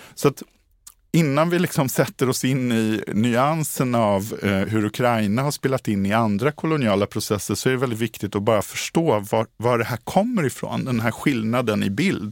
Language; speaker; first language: Swedish; native; Swedish